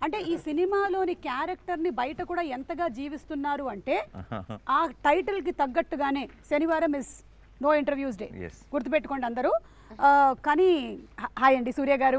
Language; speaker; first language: Telugu; native; Telugu